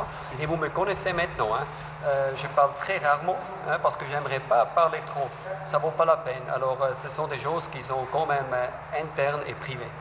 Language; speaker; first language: French; non-native, fluent; German